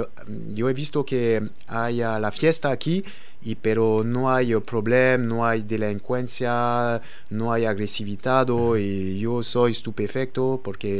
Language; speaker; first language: Spanish; non-native, learner; French